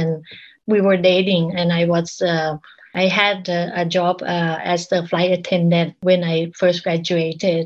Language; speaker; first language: English; non-native, learner; Thai